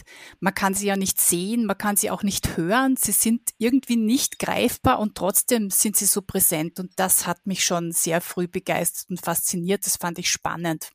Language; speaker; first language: German; native; German